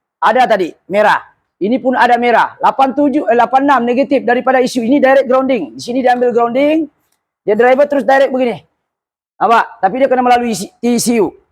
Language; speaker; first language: Malay; non-native, local second language; Buginese